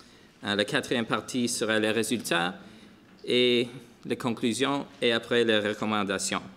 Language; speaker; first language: French; non-native, local second language; English